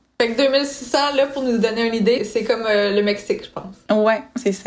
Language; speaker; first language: French; native; French